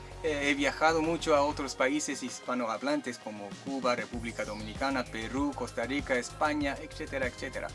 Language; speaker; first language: Spanish; non-native, fluent; Chinese